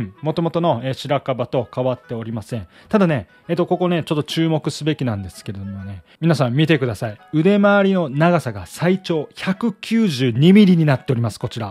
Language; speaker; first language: Japanese; native; Japanese